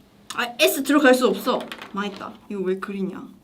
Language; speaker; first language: Korean; non-native, fluent; Chinese